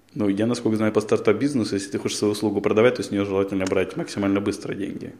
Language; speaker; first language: Russian; native; Russian